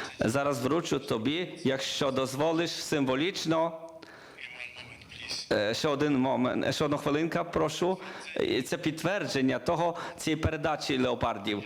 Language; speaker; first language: Ukrainian; non-native, learner; Polish